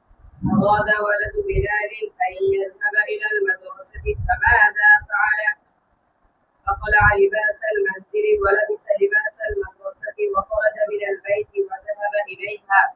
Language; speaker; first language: Arabic; non-native, learner; Bangla